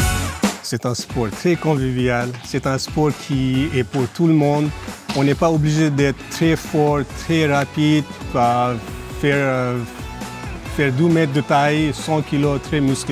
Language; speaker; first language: French; non-native, fluent; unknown